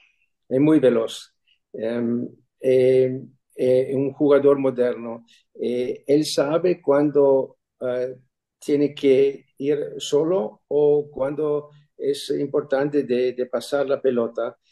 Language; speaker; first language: Spanish; non-native, fluent; German